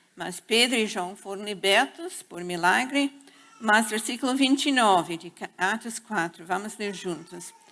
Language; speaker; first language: Portuguese; non-native, fluent; English